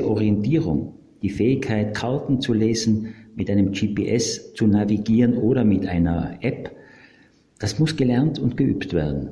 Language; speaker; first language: German; native; German